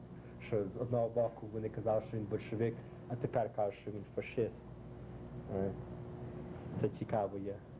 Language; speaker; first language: Ukrainian; early bilingual, heritage; Ukrainian